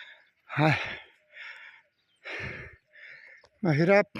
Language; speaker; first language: Filipino; non-native, learner; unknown